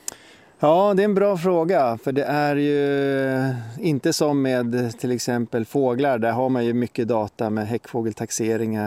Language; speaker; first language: Swedish; native; Swedish